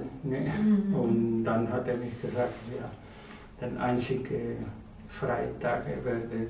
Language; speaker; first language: German; non-native, learner; Spanish